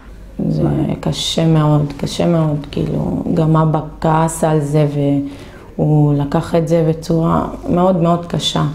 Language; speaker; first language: Hebrew; non-native, local second language; Arabic